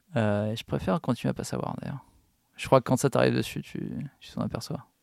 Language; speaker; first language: French; native; French